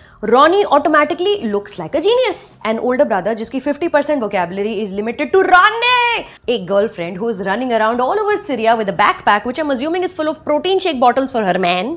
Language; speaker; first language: English; non-native, local second language; Hindi